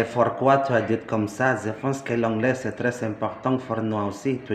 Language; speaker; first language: French; non-native, learner; Indonesian